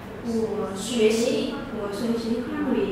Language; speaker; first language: Chinese; non-native, learner; Vietnamese